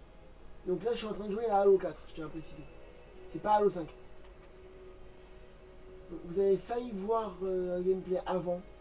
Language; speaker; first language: French; native; French